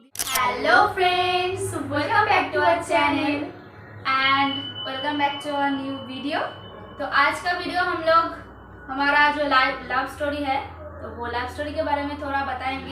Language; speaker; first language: Hindi; non-native, local second language; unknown